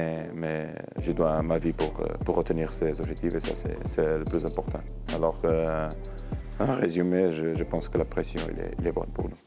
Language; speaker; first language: French; non-native, learner; Portuguese